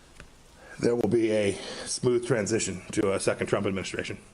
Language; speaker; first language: English; native; English